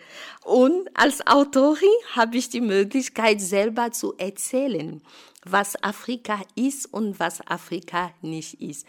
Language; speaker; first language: German; non-native, fluent; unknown